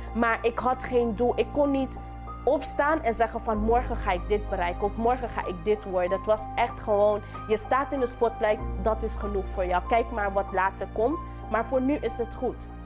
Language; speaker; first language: Dutch; non-native, local second language; English